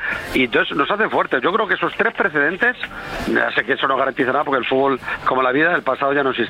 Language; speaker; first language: Spanish; native; Spanish